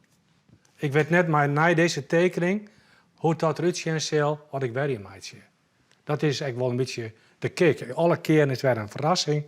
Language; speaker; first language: Dutch; non-native, local second language; Western Frisian